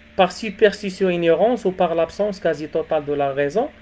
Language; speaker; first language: French; non-native, local second language; Arabic